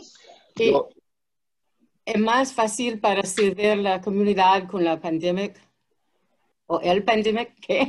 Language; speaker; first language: Spanish; non-native, fluent; English